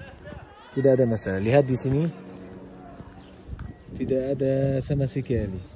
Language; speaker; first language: Indonesian; non-native, fluent; Arabic